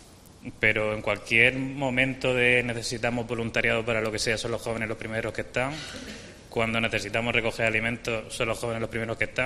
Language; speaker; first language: Spanish; native; Spanish